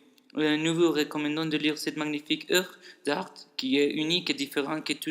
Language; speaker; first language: French; non-native, learner; Spanish